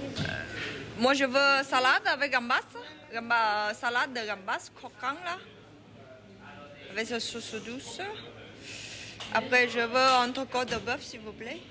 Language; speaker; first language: French; non-native, learner; Vietnamese